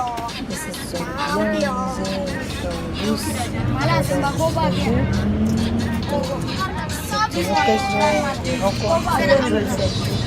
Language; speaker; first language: French; non-native, fluent; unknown